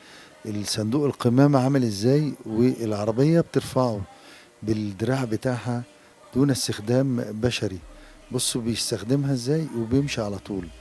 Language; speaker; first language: Arabic; native; Arabic